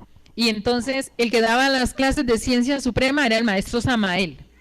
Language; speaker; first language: Spanish; native; Spanish